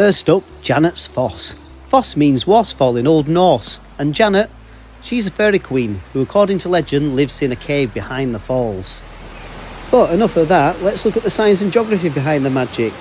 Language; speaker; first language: English; native; English